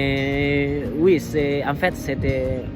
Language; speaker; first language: French; non-native, learner; Indonesian